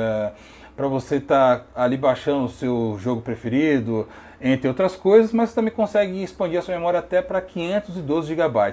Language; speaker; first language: Portuguese; native; Portuguese